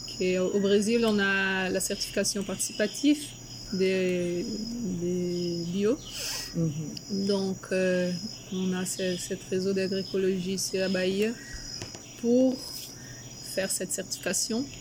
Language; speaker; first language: French; non-native, fluent; Portuguese